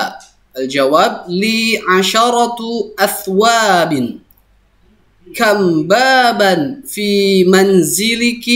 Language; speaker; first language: Arabic; non-native, fluent; Indonesian